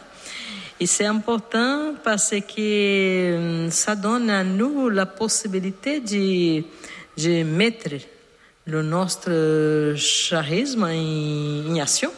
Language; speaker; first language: French; non-native, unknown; Portuguese